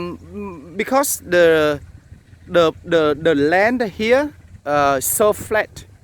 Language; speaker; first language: English; non-native, learner; Vietnamese